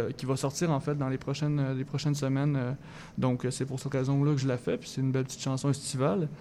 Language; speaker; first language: French; native; French